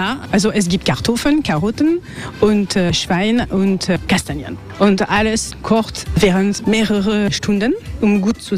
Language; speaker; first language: German; non-native, learner; French